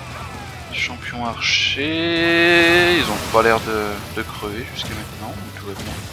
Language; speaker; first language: French; native; French